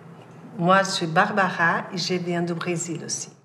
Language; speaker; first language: French; non-native, fluent; Portuguese